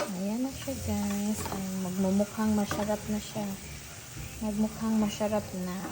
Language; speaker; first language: Filipino; non-native, local second language; Cebuano